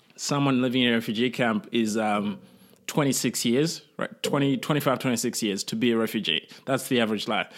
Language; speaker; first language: English; non-native, local second language; Kinyarwanda